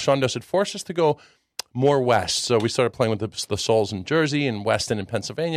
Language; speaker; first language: English; early bilingual, other home language; Czech